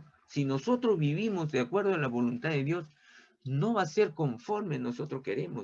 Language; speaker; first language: Spanish; native; Spanish